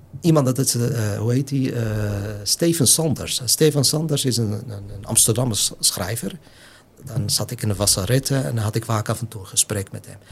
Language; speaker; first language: Dutch; non-native, fluent; Arabic